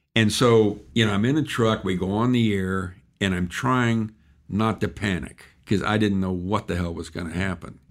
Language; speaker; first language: English; native; English